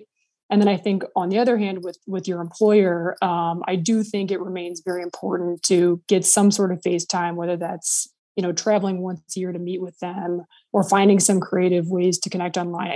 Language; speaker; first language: English; native; English